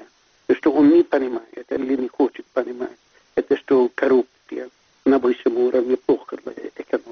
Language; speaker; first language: Russian; non-native, fluent; Swedish